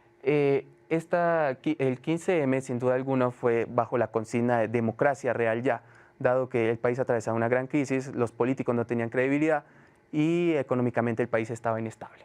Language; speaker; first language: Spanish; native; Spanish